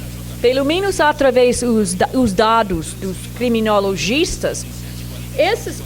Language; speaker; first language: Portuguese; non-native, fluent; English